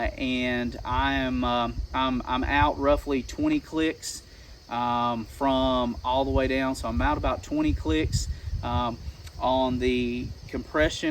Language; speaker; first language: English; native; English